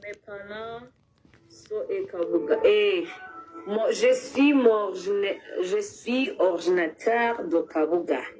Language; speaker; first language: French; non-native, learner; Kinyarwanda